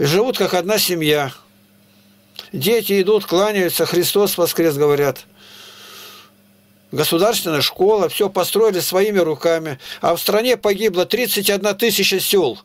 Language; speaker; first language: Russian; native; Russian